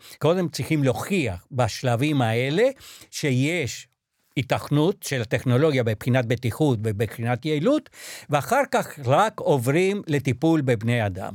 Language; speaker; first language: Hebrew; non-native, fluent; Spanish